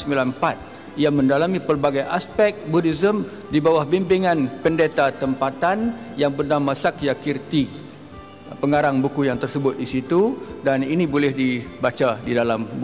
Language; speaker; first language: Malay; native; Malay